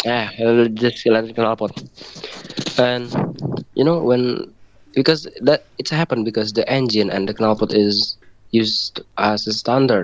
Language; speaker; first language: English; non-native, learner; Indonesian